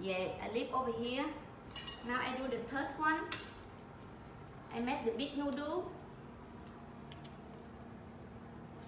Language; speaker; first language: English; non-native, learner; Vietnamese